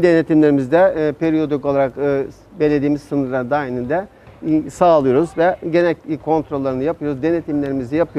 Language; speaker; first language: Turkish; native; Turkish